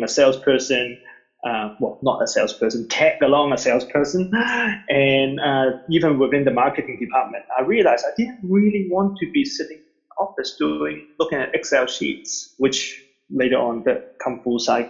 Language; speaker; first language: English; non-native, local second language; Cantonese